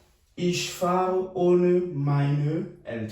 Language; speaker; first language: German; non-native, fluent; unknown